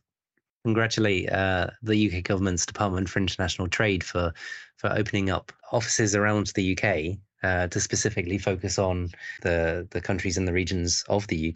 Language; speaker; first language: English; native; English